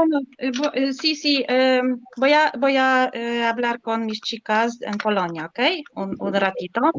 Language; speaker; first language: Spanish; non-native, learner; Polish